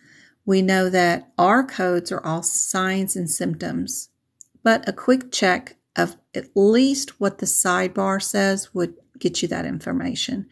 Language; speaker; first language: English; native; English